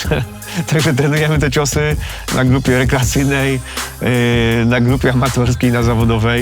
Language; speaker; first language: Polish; native; Polish